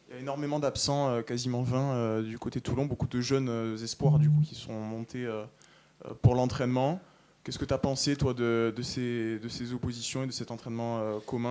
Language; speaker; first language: French; native; French